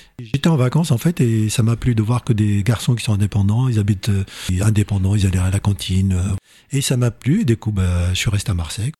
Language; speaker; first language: French; non-native, local second language; Arabic